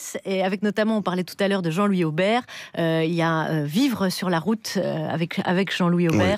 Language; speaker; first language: French; native; French